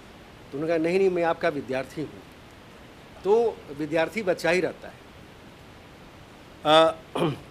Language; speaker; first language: Hindi; native; Hindi